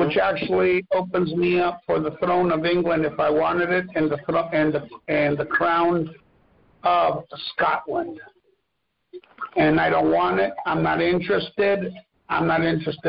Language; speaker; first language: English; non-native, fluent; Spanish